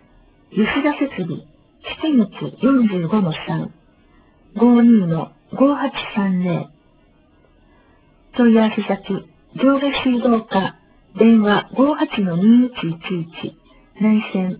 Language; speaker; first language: Japanese; native; Japanese